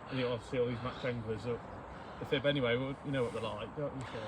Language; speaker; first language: English; native; English